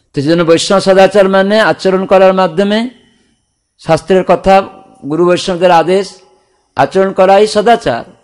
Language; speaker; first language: Bangla; non-native, fluent; Odia